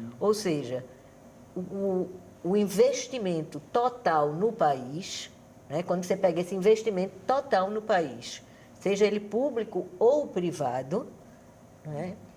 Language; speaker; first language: Portuguese; native; Portuguese